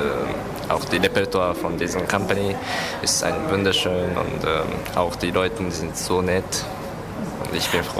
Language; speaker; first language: German; non-native, learner; Japanese